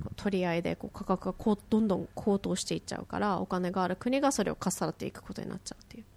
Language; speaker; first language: Japanese; native; Japanese